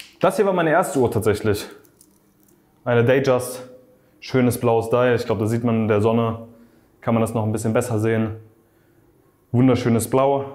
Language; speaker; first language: German; native; German